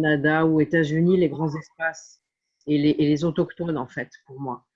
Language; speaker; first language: French; native; French